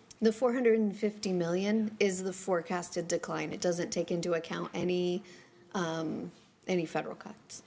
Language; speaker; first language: English; native; English